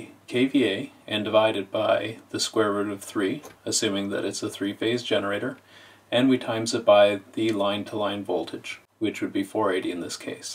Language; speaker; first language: English; native; English